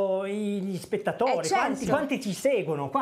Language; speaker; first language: Italian; native; Italian